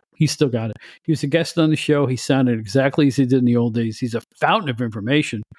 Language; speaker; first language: English; native; English